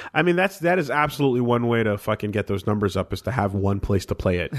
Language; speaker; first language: English; native; English